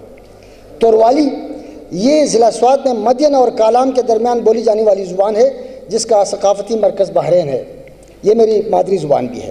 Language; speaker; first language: Urdu; non-native, local second language; Northern Hindko